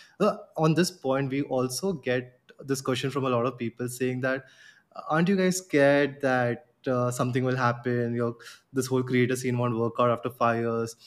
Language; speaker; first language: English; non-native, local second language; Gujarati